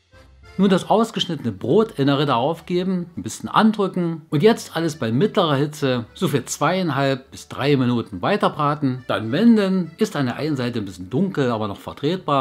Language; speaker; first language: German; native; German